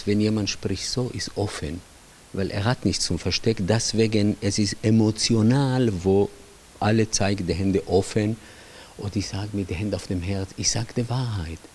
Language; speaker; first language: German; non-native, fluent; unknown